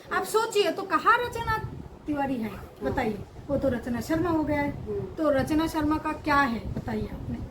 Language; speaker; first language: Hindi; non-native, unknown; Bangla